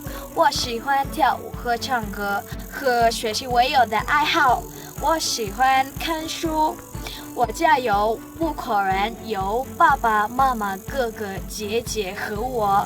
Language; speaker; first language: Chinese; non-native, learner; Mongolian